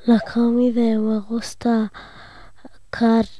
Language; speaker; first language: Spanish; non-native, learner; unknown